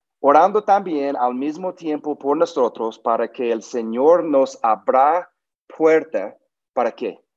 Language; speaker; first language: Spanish; non-native, learner; English